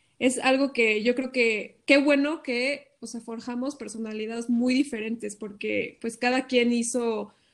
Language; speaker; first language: Spanish; non-native, fluent; Norwegian